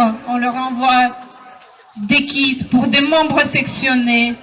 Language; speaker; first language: French; non-native, fluent; Ukrainian